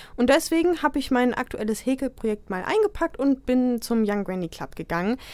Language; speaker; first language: German; native; German